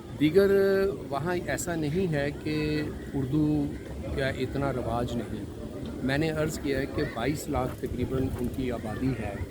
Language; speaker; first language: Urdu; non-native, local second language; Punjabi